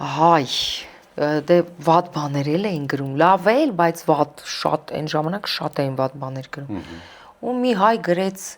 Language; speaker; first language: Armenian; early bilingual, heritage; Armenian